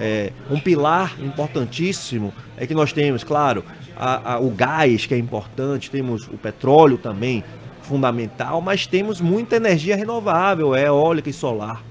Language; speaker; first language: Portuguese; native; Portuguese